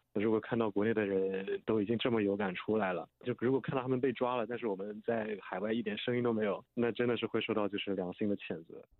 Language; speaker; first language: Chinese; native; Chinese